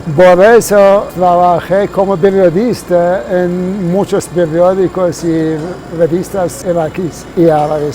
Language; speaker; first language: Spanish; non-native, fluent; Arabic